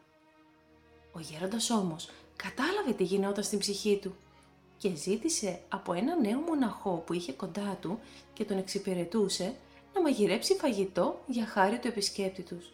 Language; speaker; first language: Greek; native; Greek